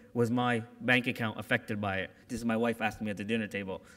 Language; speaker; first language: English; native; English